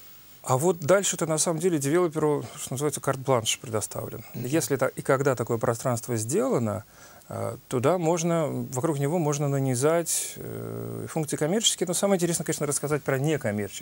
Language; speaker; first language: Russian; native; Russian